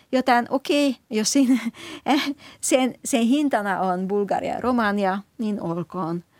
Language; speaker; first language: Finnish; non-native, fluent; Hungarian